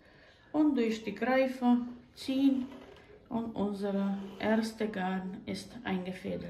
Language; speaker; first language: German; non-native, fluent; Croatian